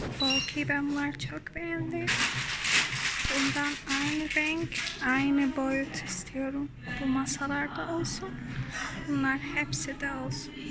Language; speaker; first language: Turkish; non-native, learner; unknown